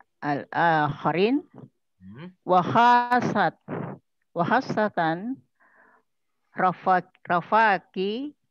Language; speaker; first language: Arabic; non-native, learner; Indonesian